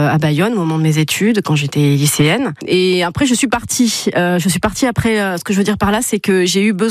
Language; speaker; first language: French; native; French